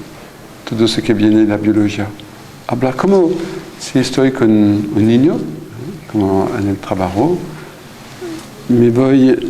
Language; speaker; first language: Spanish; non-native, fluent; French